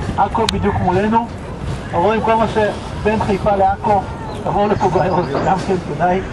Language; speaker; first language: Hebrew; early bilingual, other home language; Russian